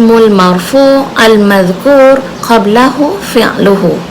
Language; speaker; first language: Arabic; non-native, fluent; Malay